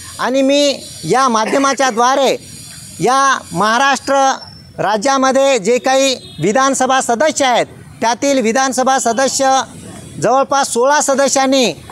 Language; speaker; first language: Marathi; non-native, local second language; Lambadi